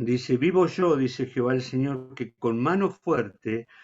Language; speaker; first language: Spanish; native; Spanish